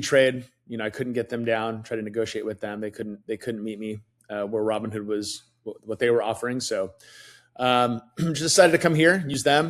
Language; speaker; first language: English; native; English